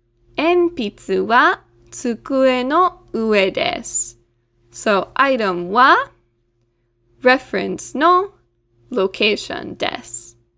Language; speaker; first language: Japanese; non-native, fluent; English